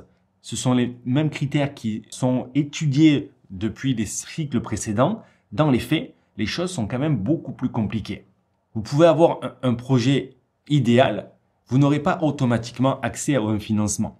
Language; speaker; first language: French; native; French